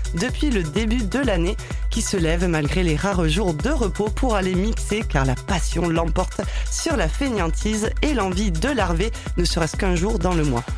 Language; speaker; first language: French; native; French